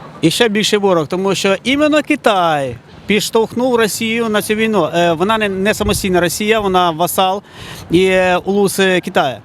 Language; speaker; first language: Ukrainian; non-native, local second language; Russian